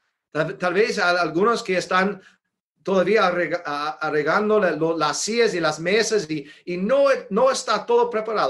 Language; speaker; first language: Spanish; non-native, fluent; English